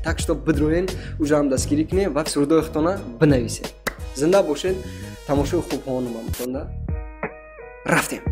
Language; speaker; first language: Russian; non-native, local second language; Tajik